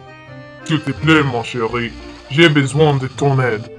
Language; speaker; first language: French; non-native, learner; English